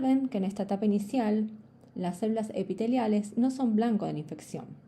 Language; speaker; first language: Spanish; native; Spanish